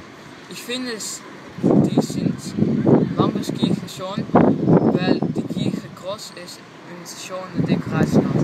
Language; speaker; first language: German; non-native, learner; Dutch